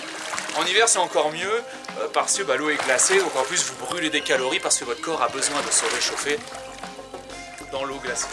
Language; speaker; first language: French; native; French